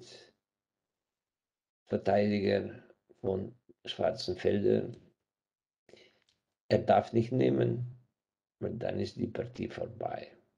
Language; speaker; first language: German; non-native, fluent; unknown